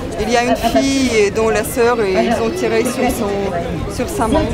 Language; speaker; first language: French; non-native, fluent; Russian